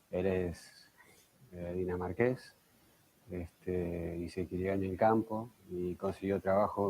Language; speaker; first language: Spanish; early bilingual, other home language; English